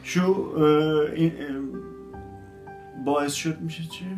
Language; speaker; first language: Turkish; non-native, learner; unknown